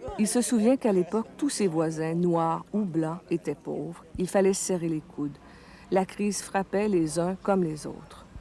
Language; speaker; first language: French; native; French